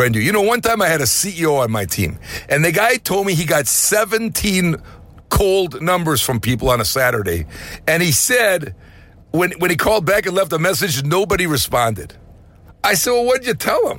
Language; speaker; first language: English; native; English